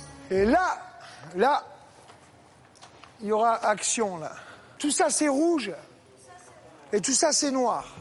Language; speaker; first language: French; native; French